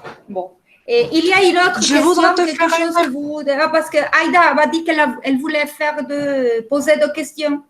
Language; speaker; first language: French; non-native, fluent; Spanish